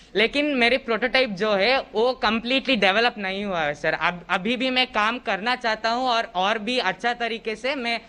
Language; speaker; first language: Hindi; non-native, local second language; Kannada